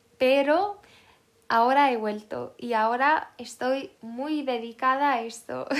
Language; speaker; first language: Spanish; non-native, fluent; Swedish